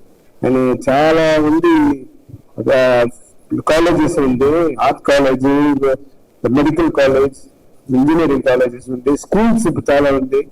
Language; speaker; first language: Telugu; non-native, learner; Tamil